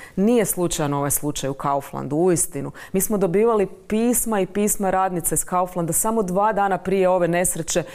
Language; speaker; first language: Croatian; native; Croatian